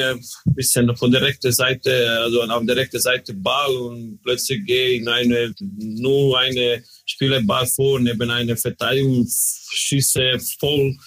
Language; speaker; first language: German; non-native, learner; Croatian